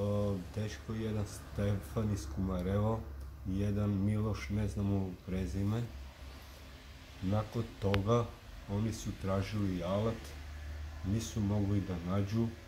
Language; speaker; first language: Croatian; non-native, local second language; Romany